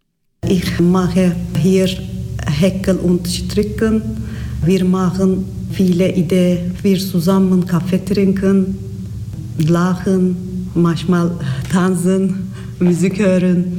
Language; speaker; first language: German; non-native, learner; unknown